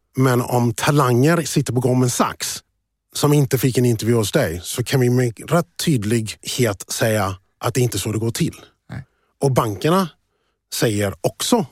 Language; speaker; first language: Swedish; early bilingual, other home language; English